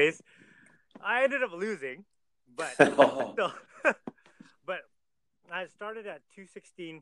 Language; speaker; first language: English; native; English